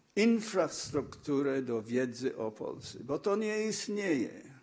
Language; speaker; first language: Polish; non-native, fluent; English